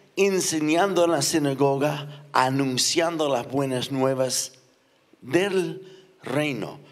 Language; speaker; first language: Spanish; non-native, fluent; English